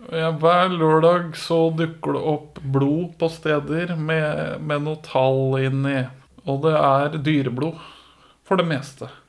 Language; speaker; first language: Norwegian; early bilingual, other home language; Persian